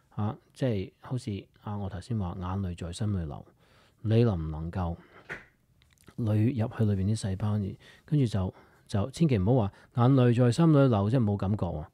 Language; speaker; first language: Cantonese; early bilingual, heritage; Cantonese